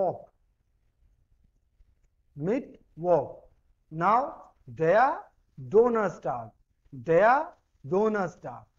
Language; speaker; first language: German; non-native, fluent; Hindi